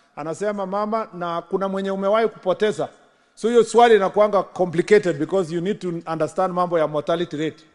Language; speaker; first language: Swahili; non-native, local second language; Kalenjin